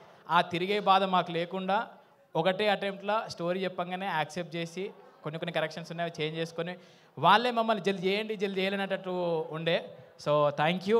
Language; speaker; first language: Telugu; native; Telugu